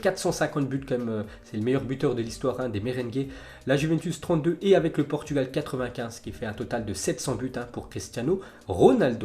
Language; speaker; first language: French; native; French